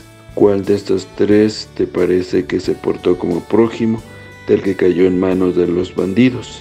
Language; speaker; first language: Spanish; native; Spanish